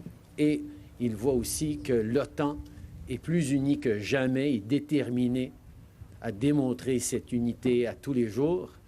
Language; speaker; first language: French; native; French